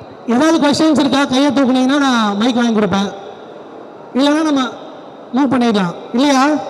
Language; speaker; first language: Tamil; native; Tamil